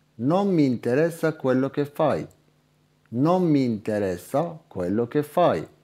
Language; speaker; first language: Italian; non-native, fluent; Arabic